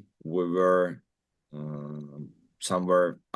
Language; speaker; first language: English; non-native, learner; Russian